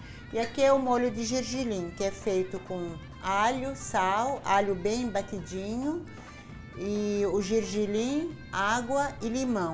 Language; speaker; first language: Portuguese; non-native, fluent; Arabic